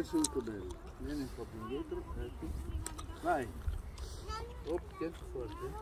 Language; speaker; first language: Italian; native; Italian